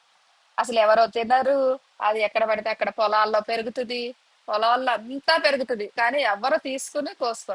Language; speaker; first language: Telugu; native; Telugu